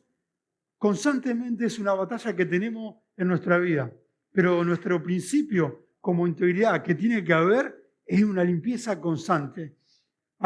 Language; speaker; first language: Spanish; native; Spanish